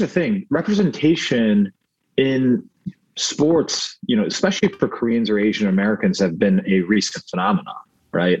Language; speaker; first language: English; early bilingual, other home language; Korean